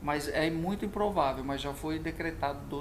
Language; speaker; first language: Portuguese; native; Portuguese